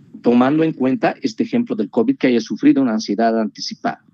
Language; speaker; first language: Spanish; native; Spanish